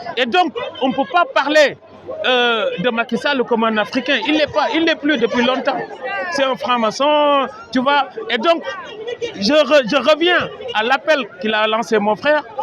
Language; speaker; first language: French; non-native, local second language; Wolof